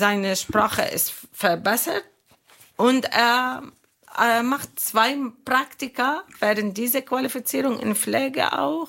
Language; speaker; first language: German; non-native, fluent; Arabic